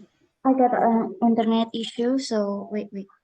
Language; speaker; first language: English; non-native, learner; Indonesian